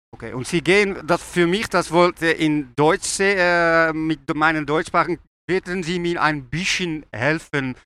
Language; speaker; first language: German; non-native, learner; Dutch